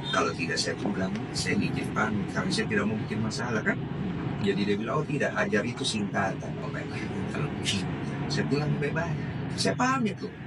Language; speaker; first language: Indonesian; native; Indonesian